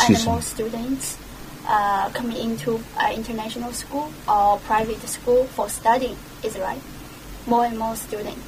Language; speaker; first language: English; non-native, local second language; Chinese